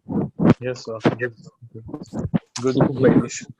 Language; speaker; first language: English; non-native, learner; Arabic